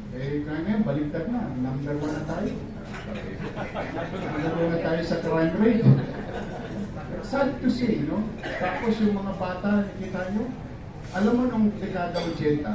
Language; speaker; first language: Filipino; native; Filipino